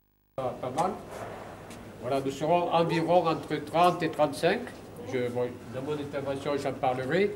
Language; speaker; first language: French; native; French